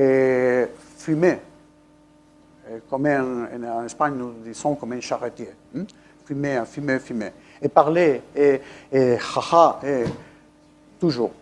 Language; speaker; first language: French; non-native, fluent; Spanish